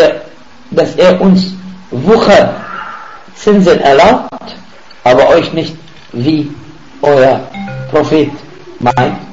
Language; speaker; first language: German; non-native, fluent; Arabic